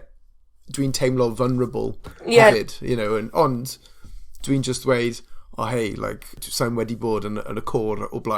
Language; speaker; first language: Welsh; non-native, local second language; English